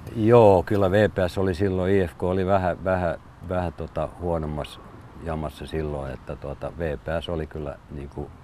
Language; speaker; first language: Finnish; native; Finnish